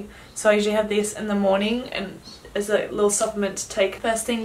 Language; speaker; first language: English; native; English